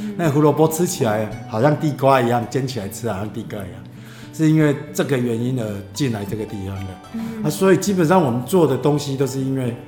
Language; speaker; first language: Chinese; native; Chinese